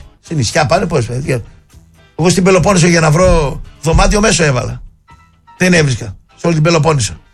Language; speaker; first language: Greek; native; Greek